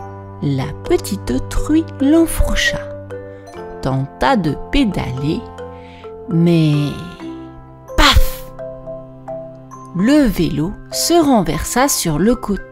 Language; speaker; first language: French; native; French